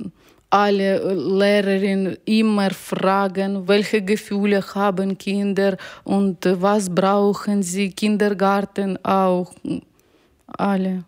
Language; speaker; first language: German; non-native, learner; Ukrainian